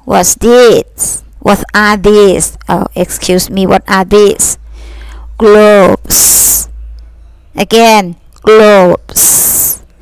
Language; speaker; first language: English; non-native, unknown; Thai